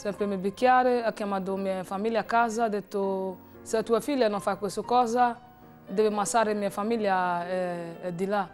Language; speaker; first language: Italian; non-native, learner; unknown